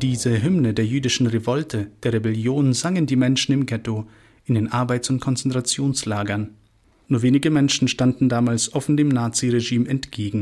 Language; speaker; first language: German; native; German